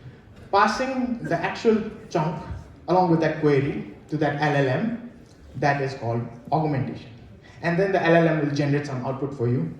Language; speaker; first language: English; non-native, local second language; Nepali